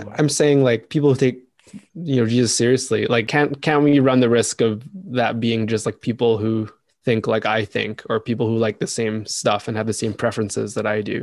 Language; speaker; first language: English; native; English